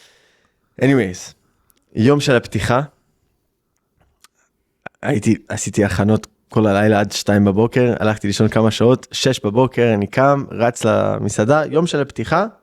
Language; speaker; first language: Hebrew; early bilingual, heritage; English